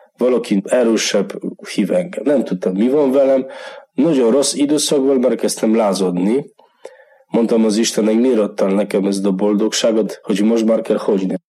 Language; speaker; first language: Hungarian; non-native, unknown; Polish